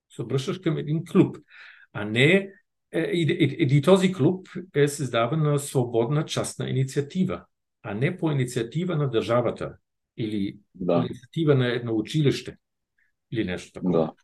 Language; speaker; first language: Bulgarian; non-native, fluent; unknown